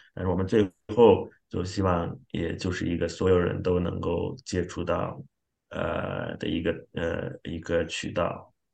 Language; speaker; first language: Chinese; non-native, fluent; Xhosa